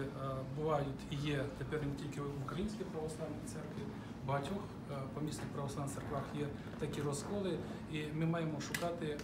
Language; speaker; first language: Ukrainian; native; Ukrainian